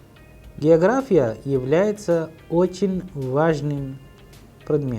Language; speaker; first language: Russian; non-native, fluent; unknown